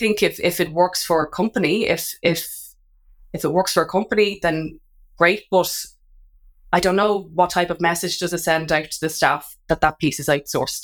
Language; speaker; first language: English; native; English